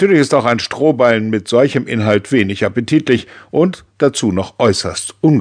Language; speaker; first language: German; native; German